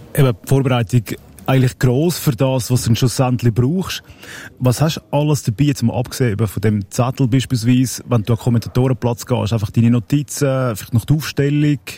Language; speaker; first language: German; native; German